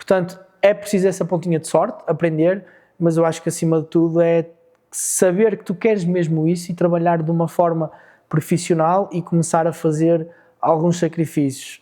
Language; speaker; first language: Portuguese; native; Portuguese